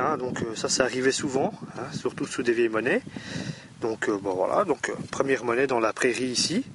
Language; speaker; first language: French; native; French